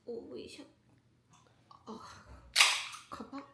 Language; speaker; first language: Japanese; native; Japanese